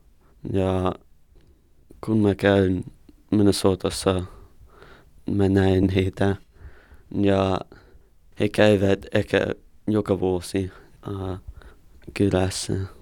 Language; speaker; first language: Finnish; non-native, learner; English